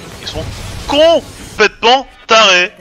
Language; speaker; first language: French; native; French